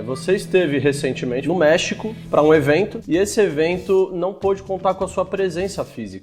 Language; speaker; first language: Portuguese; native; Portuguese